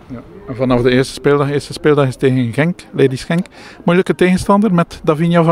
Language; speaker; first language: Dutch; native; Dutch